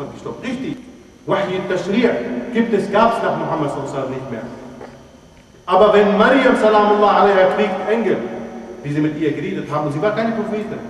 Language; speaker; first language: German; non-native, fluent; Arabic